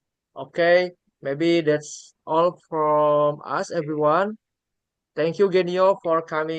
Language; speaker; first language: English; non-native, learner; Indonesian